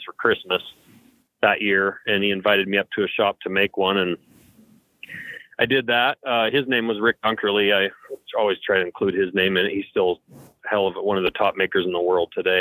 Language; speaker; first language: English; native; English